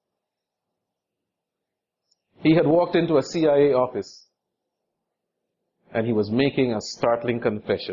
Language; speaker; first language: English; native; English